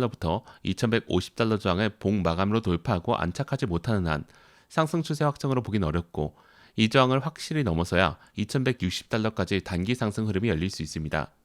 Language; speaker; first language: Korean; native; Korean